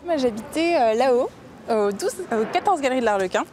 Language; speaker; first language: French; native; French